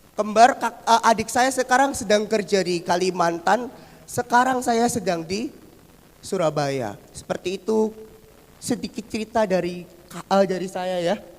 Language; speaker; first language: Indonesian; native; Indonesian